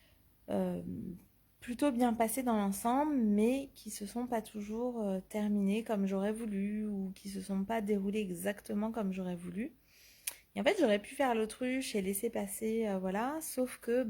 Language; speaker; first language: French; native; French